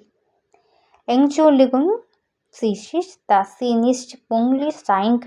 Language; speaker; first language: German; non-native, learner; Malayalam